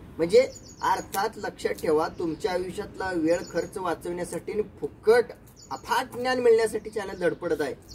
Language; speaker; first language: Marathi; native; Marathi